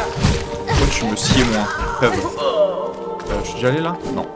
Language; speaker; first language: French; native; French